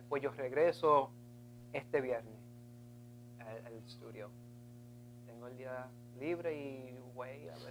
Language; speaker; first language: Spanish; early bilingual, heritage; Spanish